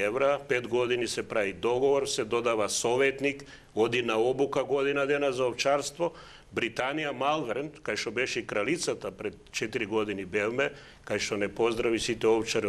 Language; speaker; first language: Macedonian; native; Macedonian